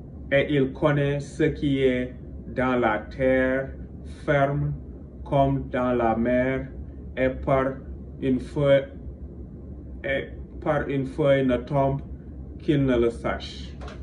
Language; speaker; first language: French; non-native, local second language; Wolof